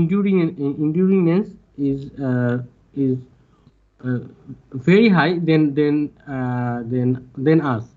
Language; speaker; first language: English; non-native, learner; Bangla